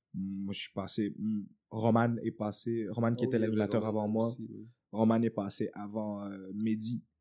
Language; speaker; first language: French; native; French